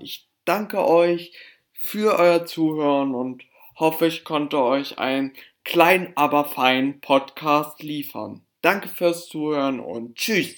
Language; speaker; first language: German; native; German